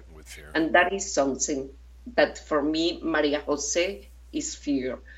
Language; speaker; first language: English; non-native, fluent; Spanish